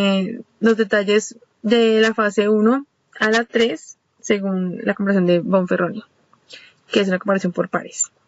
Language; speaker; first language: Spanish; native; Spanish